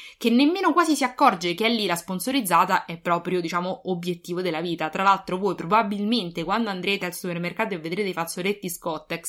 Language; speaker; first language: Italian; native; Italian